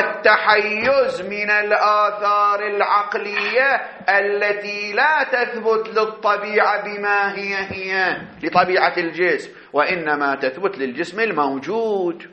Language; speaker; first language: Arabic; native; Arabic